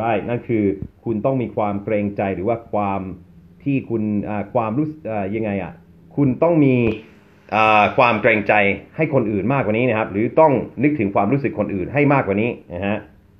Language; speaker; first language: Thai; non-native, fluent; English